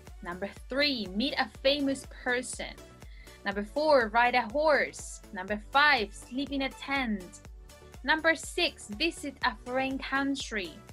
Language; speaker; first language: English; non-native, fluent; Spanish